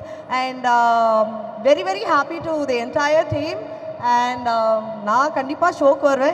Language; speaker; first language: Tamil; native; Tamil